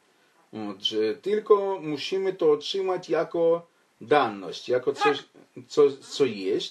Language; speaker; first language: Polish; non-native, fluent; Ukrainian